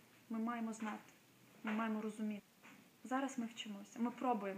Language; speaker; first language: Ukrainian; native; Ukrainian